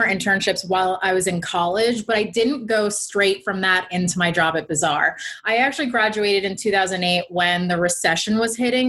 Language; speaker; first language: English; native; English